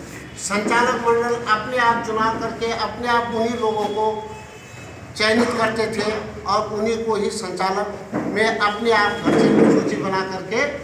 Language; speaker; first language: Hindi; native; Hindi